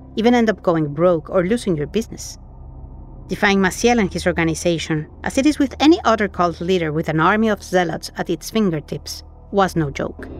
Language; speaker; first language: English; non-native, fluent; Spanish